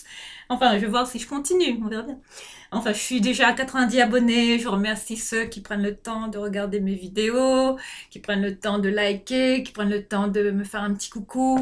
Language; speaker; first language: French; native; French